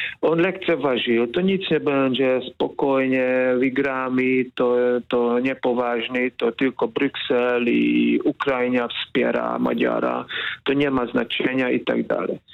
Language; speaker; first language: Polish; non-native, fluent; Hungarian